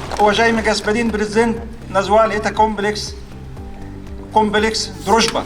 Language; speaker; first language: Russian; non-native, learner; Arabic